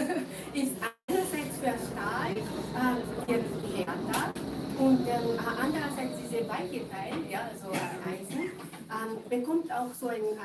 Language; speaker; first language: German; non-native, fluent; Japanese